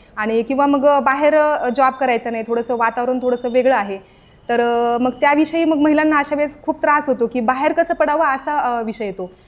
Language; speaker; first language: Marathi; native; Marathi